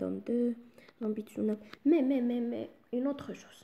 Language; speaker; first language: French; non-native, local second language; Arabic